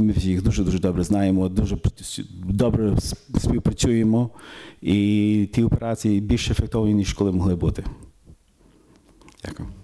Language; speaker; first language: Ukrainian; early bilingual, heritage; Ukrainian